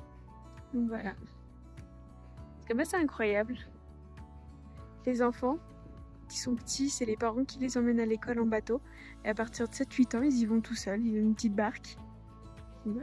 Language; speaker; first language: French; native; French